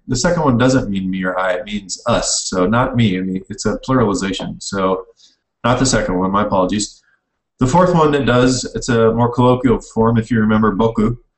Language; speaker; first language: English; native; English